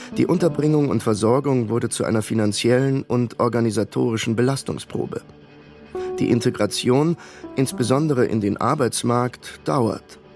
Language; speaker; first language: German; native; German